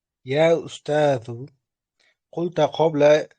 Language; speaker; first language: Arabic; non-native, learner; Uzbek